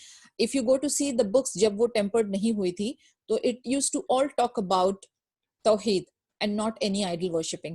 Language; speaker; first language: English; non-native, local second language; Urdu